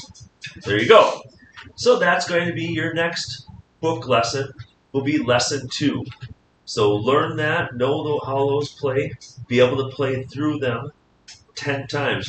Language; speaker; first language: English; native; English